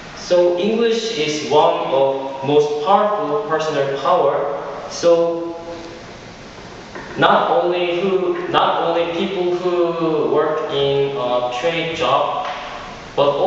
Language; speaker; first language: English; non-native, fluent; Korean